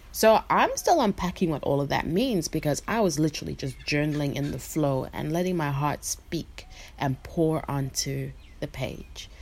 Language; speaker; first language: English; non-native, local second language; Shona